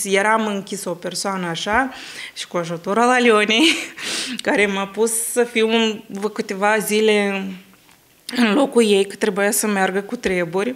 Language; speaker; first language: Romanian; early bilingual, heritage; Romanian